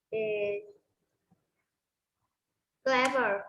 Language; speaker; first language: English; non-native, learner; Vietnamese